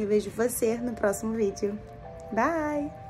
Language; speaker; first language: Portuguese; native; Portuguese